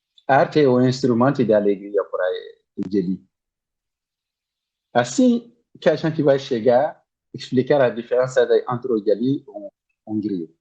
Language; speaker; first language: Portuguese; non-native, learner; Bambara